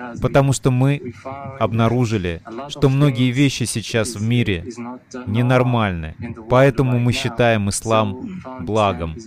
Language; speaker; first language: Russian; non-native, fluent; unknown